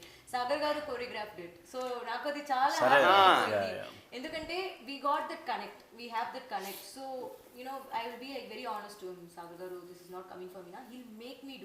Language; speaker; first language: Telugu; non-native, learner; Tamil